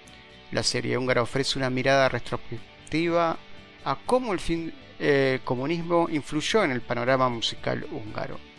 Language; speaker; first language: Spanish; native; Spanish